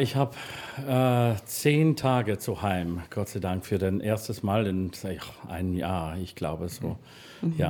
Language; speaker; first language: German; non-native, learner; English